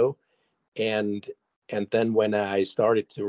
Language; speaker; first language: English; non-native, fluent; German